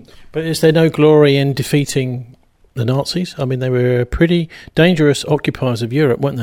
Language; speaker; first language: English; native; English